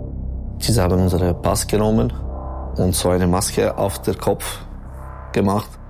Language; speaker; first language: German; non-native, local second language; French